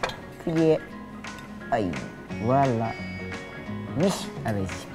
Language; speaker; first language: French; non-native, fluent; Vietnamese